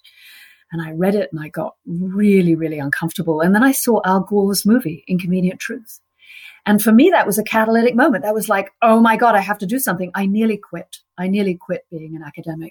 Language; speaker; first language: English; native; English